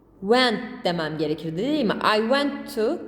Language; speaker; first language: Turkish; native; Turkish